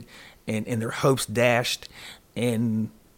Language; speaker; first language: English; native; English